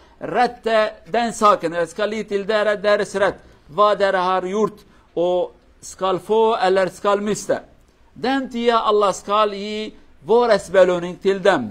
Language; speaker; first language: Norwegian; non-native, learner; Kurdish